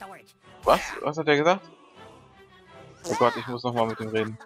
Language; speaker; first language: German; native; German